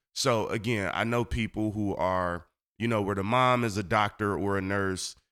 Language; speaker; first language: English; native; English